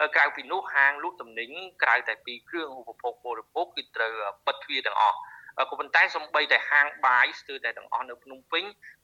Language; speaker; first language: Khmer; native; Khmer